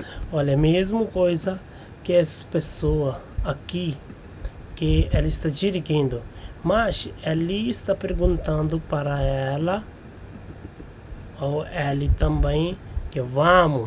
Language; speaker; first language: Portuguese; non-native, learner; Hindi